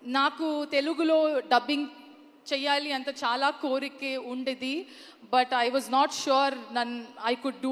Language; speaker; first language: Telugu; non-native, learner; Kannada